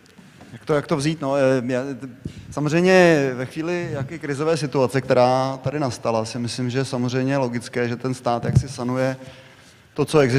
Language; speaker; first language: Czech; native; Czech